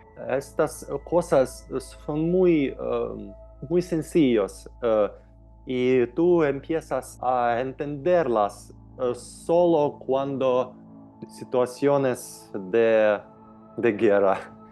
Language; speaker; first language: Spanish; non-native, fluent; Ukrainian